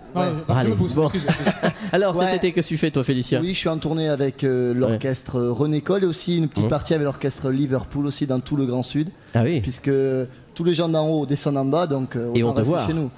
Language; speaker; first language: French; native; French